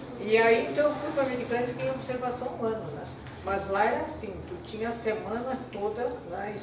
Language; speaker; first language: Portuguese; non-native, local second language; German